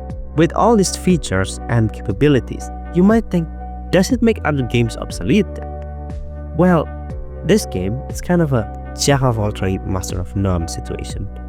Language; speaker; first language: English; non-native, fluent; Indonesian